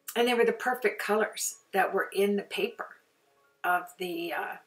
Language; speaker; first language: English; native; English